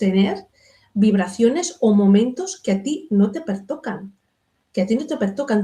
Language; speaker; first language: Spanish; native; Spanish